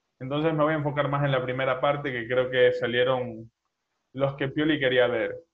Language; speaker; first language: Spanish; native; Spanish